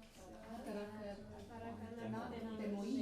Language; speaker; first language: Japanese; non-native, learner; English